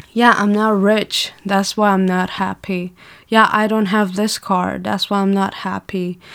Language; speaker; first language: English; non-native, fluent; Persian